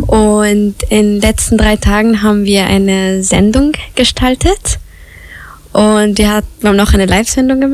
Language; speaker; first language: German; early bilingual, other home language; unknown